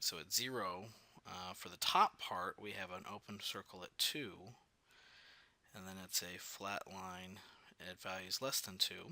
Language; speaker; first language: English; native; English